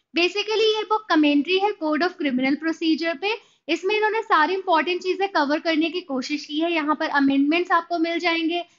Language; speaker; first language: Hindi; native; Hindi